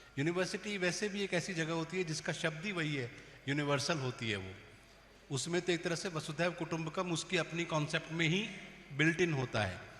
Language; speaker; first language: Hindi; native; Hindi